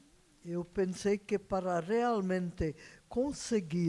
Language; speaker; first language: Portuguese; non-native, fluent; Hungarian